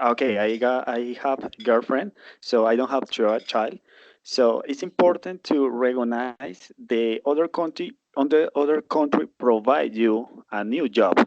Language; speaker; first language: English; non-native, learner; Spanish